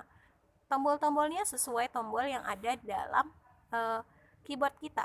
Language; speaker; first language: Indonesian; native; Indonesian